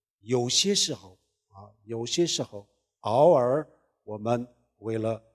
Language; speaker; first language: Chinese; non-native, local second language; Tibetan